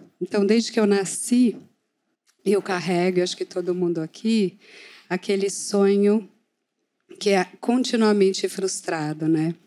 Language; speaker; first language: Portuguese; native; Portuguese